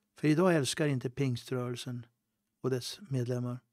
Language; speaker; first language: Swedish; native; Swedish